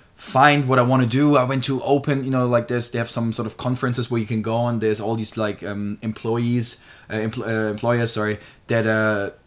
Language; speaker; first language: English; non-native, fluent; German